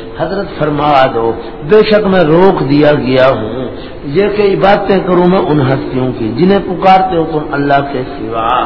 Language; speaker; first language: Urdu; non-native, local second language; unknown